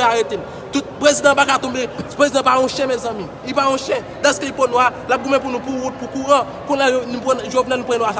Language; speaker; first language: Haitian Creole; native; Haitian Creole